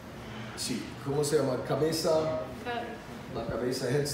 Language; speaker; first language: Spanish; non-native, learner; English